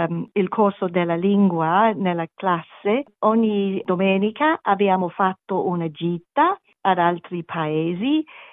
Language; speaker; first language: Italian; non-native, learner; English